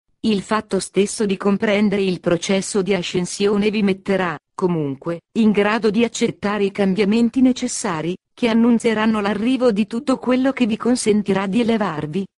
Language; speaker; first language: Italian; native; Italian